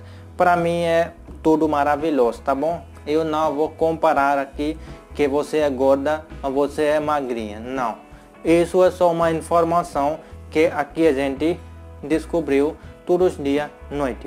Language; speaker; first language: Portuguese; non-native, learner; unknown